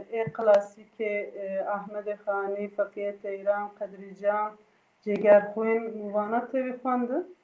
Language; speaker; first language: Kurdish; non-native, local second language; Turkish